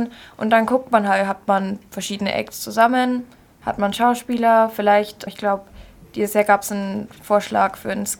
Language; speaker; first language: German; native; German